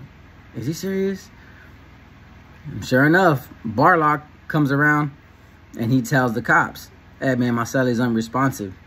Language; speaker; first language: English; native; English